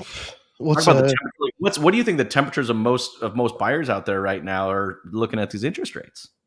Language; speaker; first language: English; native; English